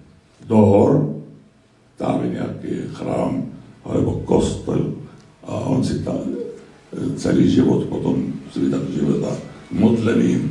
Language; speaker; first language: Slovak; non-native, fluent; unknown